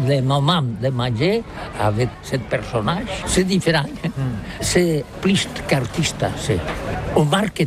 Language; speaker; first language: French; non-native, learner; Catalan